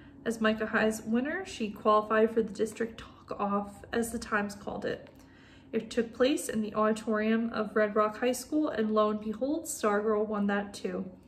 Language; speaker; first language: English; native; English